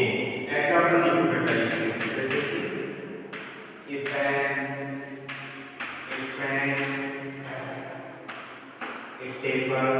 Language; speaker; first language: Hindi; native; Hindi